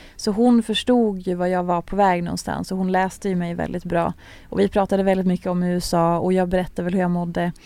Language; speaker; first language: Swedish; native; Swedish